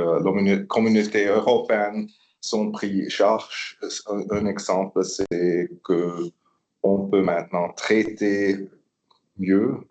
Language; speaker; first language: French; non-native, local second language; German